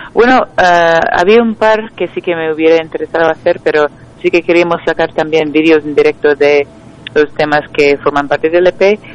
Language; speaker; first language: Spanish; non-native, fluent; English